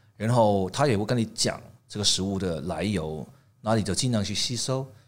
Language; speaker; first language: Chinese; non-native, fluent; Cantonese